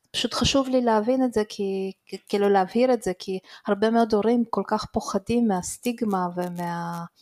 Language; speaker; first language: Hebrew; early bilingual, other home language; Russian